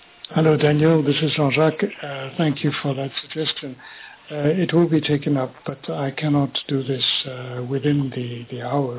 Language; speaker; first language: English; non-native, fluent; French